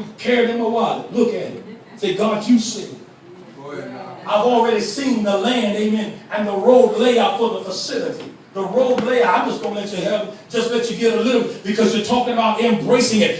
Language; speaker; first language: English; native; English